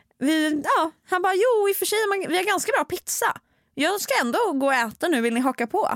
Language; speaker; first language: Swedish; native; Swedish